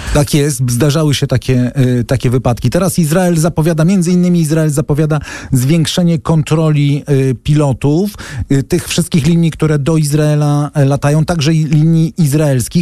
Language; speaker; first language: Polish; native; Polish